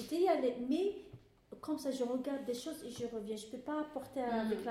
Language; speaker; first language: French; non-native, learner; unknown